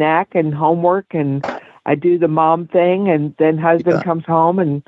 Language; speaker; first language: English; native; English